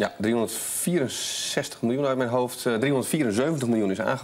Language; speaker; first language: Dutch; native; Dutch